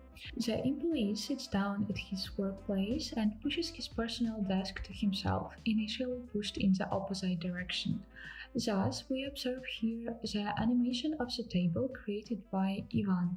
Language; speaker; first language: English; non-native, fluent; Ukrainian